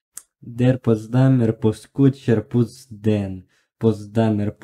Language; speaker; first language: German; non-native, learner; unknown